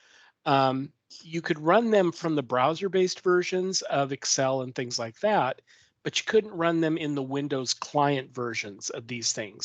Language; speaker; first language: English; native; English